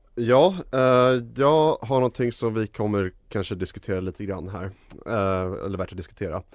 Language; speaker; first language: Swedish; native; Swedish